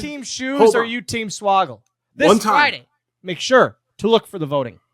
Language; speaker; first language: English; native; English